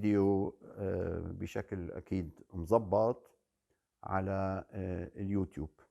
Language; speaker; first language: Arabic; native; Arabic